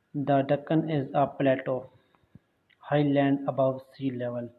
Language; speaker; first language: English; non-native, local second language; Urdu